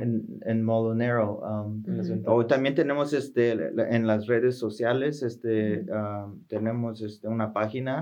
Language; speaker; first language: Spanish; early bilingual, heritage; Spanish